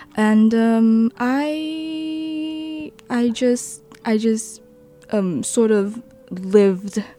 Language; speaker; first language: English; non-native, local second language; Chinese